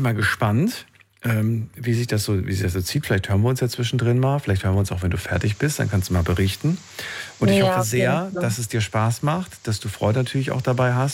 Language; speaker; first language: German; native; German